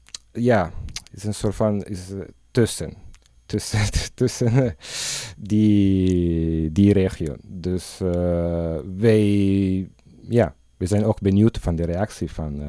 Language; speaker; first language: Dutch; non-native, learner; Italian